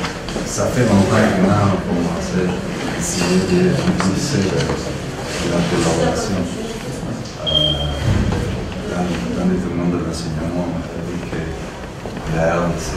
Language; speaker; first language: French; non-native, learner; Spanish